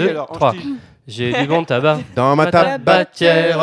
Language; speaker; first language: French; native; French